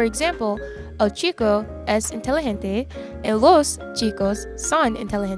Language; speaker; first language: Spanish; non-native, learner; English